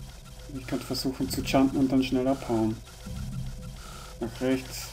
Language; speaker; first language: German; native; German